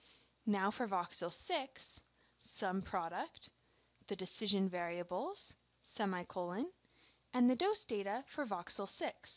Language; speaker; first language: English; native; English